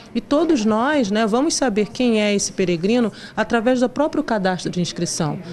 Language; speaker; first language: Portuguese; native; Portuguese